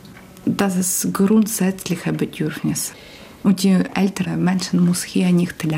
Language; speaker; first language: German; non-native, learner; Ukrainian